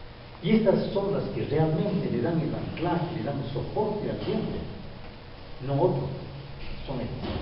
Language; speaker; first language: Spanish; native; Spanish